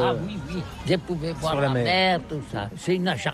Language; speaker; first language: French; non-native, learner; Catalan